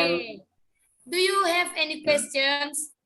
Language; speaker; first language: English; non-native, learner; Indonesian